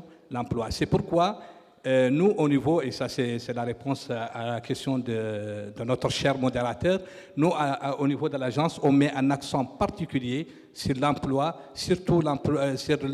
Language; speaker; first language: French; non-native, local second language; Arabic